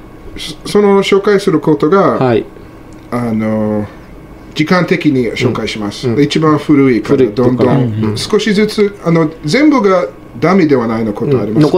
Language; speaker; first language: Japanese; non-native, learner; English